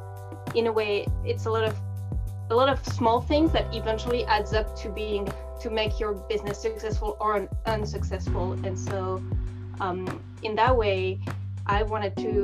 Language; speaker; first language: English; non-native, fluent; French